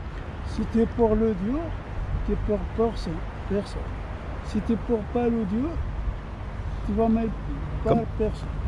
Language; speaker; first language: French; non-native, learner; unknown